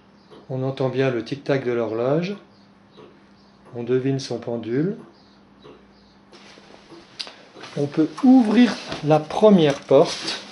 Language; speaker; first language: French; native; French